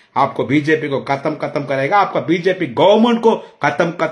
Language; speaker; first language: Hindi; non-native, local second language; Tamil